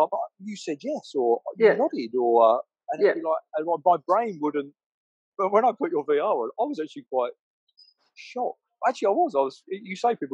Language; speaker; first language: English; native; English